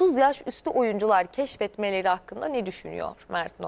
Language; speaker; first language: Turkish; native; Turkish